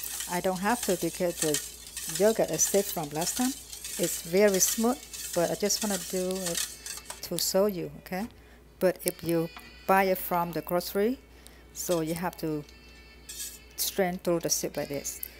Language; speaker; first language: English; non-native, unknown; Vietnamese